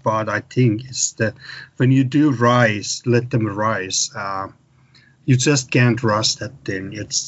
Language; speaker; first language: English; non-native, fluent; Finnish